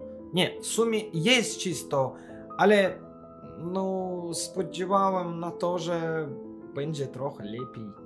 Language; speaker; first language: Polish; non-native, fluent; Azerbaijani